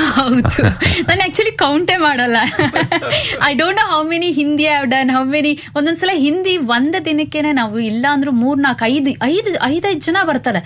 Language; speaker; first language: Kannada; native; Kannada